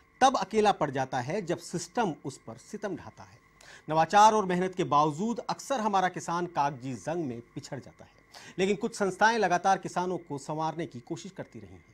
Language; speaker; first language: Hindi; native; Hindi